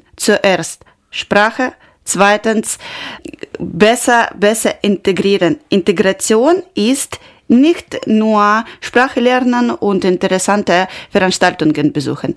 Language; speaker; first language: German; non-native, learner; Ukrainian